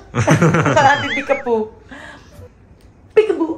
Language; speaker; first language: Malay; non-native, local second language; Javanese